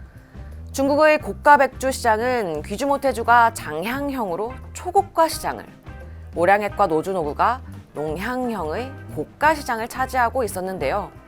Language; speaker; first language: Korean; native; Korean